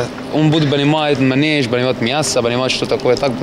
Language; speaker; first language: Russian; non-native, learner; Arabic